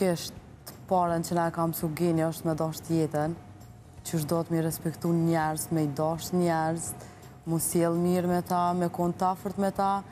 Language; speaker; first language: Albanian; native; Albanian